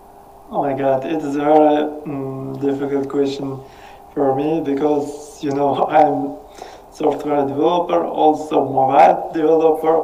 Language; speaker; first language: English; non-native, learner; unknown